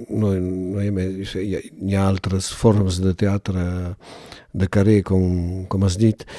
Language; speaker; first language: Catalan; non-native, local second language; French